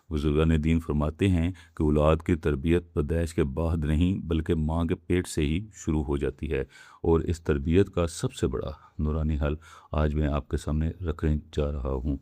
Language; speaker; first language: Urdu; native; Urdu